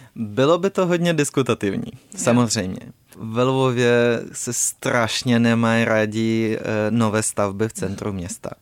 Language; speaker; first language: Czech; non-native, fluent; Ukrainian